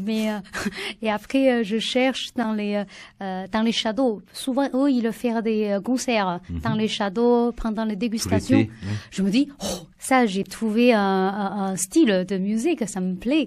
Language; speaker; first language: French; non-native, learner; Chinese